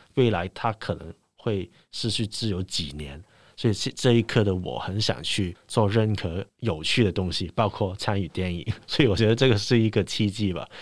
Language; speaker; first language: Chinese; non-native, local second language; Cantonese